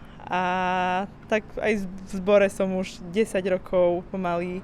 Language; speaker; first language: Slovak; early bilingual, other home language; Vietnamese